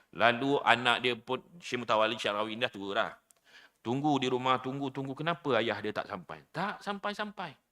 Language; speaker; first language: Malay; native; Malay